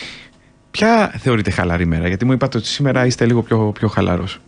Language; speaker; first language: Greek; native; Greek